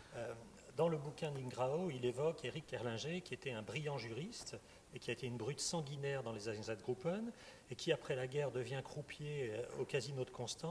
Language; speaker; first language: French; native; French